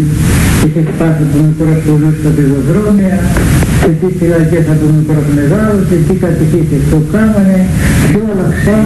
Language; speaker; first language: Greek; native; Greek